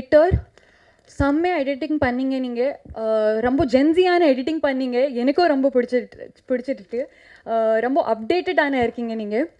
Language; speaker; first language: Tamil; non-native, fluent; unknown